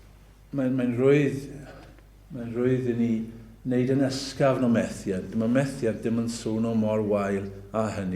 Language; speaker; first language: Welsh; native; Welsh